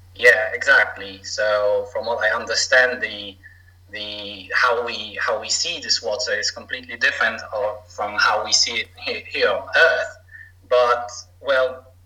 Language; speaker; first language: English; non-native, fluent; Polish